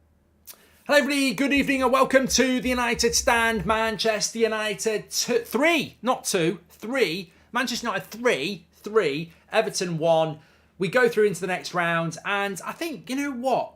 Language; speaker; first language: English; native; English